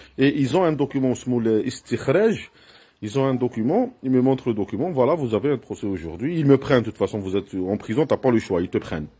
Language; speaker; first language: French; non-native, local second language; Arabic